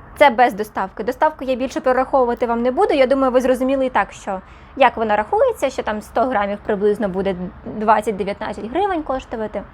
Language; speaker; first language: Ukrainian; non-native, local second language; Russian